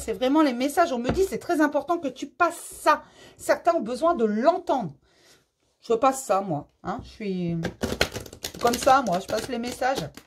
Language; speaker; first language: French; native; French